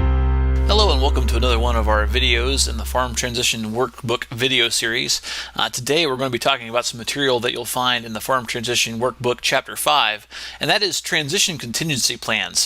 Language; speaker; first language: English; native; English